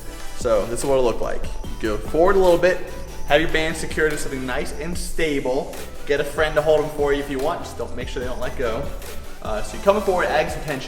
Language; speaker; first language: English; native; English